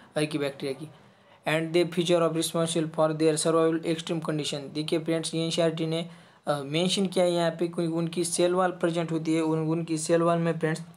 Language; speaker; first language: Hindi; non-native, local second language; Marathi